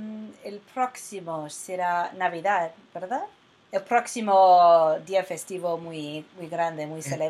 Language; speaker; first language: Spanish; non-native, fluent; English